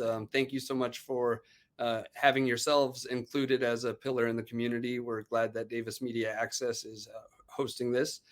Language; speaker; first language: English; native; English